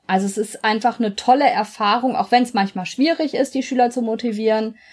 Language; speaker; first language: German; native; German